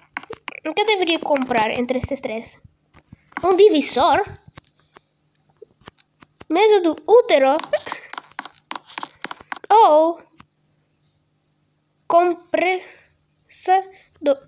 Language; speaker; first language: Spanish; non-native, learner; Portuguese